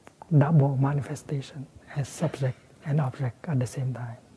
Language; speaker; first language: English; non-native, fluent; Vietnamese